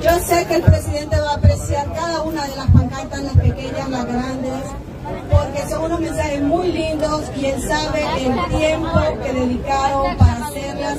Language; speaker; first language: Spanish; native; Spanish